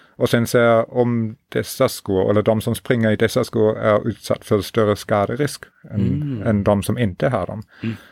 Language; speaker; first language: Swedish; non-native, fluent; English